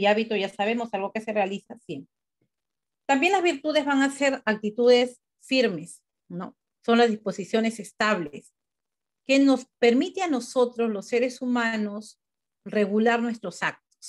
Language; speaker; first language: Spanish; native; Spanish